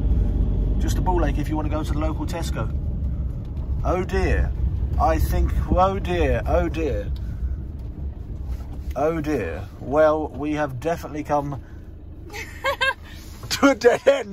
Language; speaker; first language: English; native; English